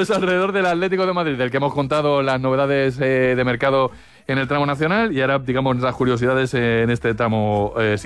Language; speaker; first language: Spanish; native; Spanish